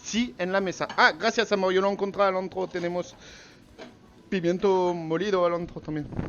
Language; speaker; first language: Spanish; non-native, learner; French